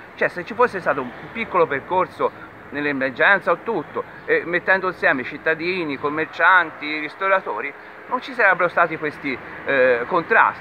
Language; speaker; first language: Italian; native; Italian